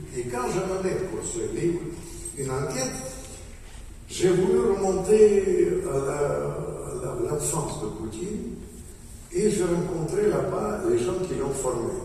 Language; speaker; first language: French; non-native, fluent; Russian